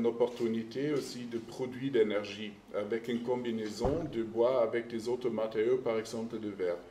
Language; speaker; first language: French; non-native, fluent; German